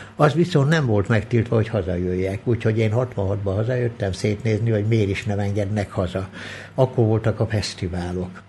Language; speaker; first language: Hungarian; early bilingual, other home language; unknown